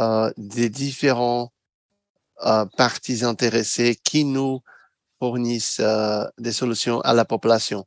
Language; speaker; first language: French; non-native, fluent; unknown